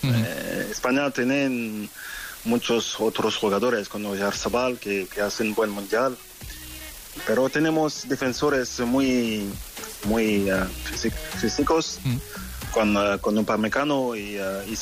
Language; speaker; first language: Spanish; non-native, learner; French